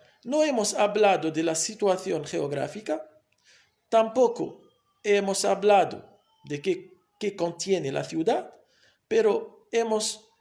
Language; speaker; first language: Spanish; non-native, fluent; Arabic